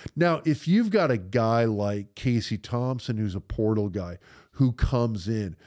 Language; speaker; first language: English; native; English